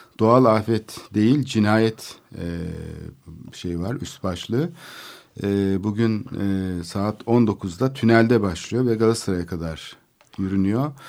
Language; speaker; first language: Turkish; native; Turkish